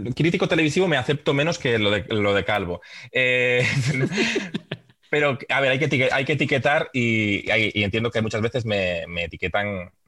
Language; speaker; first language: Spanish; native; Spanish